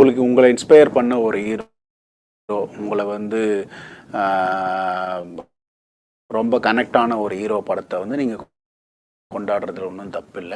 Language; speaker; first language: Tamil; native; Tamil